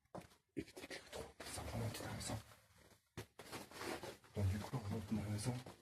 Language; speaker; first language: French; native; French